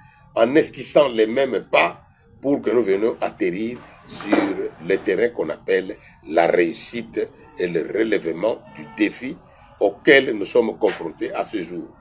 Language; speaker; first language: French; non-native, local second language; Kongo